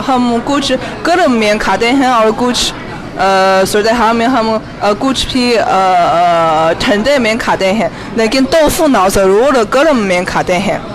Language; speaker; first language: Hindi; non-native, fluent; Chinese